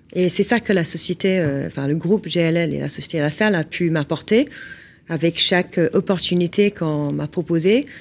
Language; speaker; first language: French; non-native, fluent; English